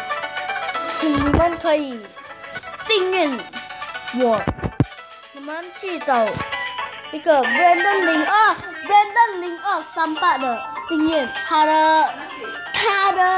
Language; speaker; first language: Chinese; native; Chinese